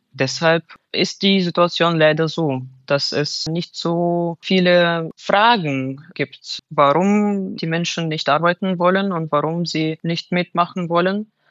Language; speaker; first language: German; non-native, fluent; Russian